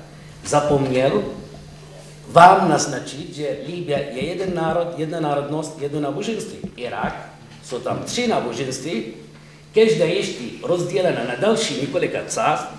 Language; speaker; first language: Czech; non-native, fluent; Arabic